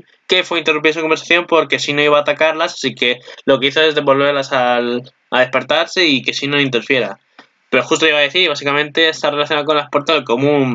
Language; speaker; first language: Spanish; native; Spanish